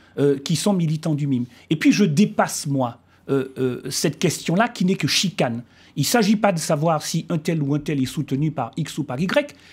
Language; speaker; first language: French; native; French